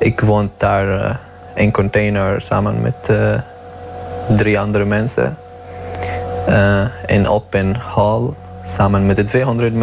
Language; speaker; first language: Dutch; non-native, learner; Arabic